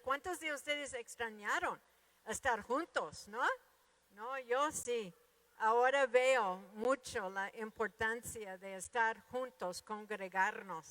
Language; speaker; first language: Spanish; non-native, fluent; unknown